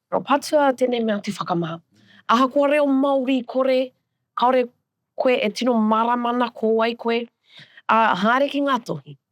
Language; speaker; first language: Māori; non-native, local second language; English